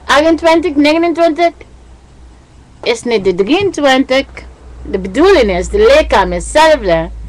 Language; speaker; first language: Dutch; non-native, learner; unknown